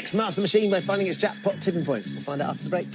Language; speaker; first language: English; native; English